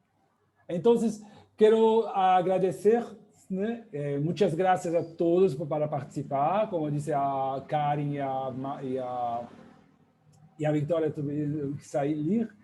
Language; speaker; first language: Spanish; non-native, fluent; Portuguese